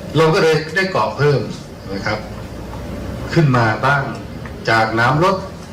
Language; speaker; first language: Thai; native; Thai